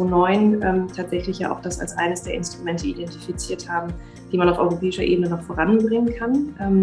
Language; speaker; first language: German; native; German